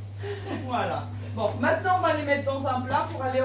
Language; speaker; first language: French; non-native, fluent; Portuguese